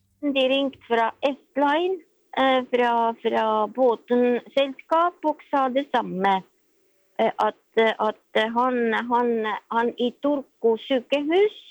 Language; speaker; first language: Norwegian; non-native, learner; Estonian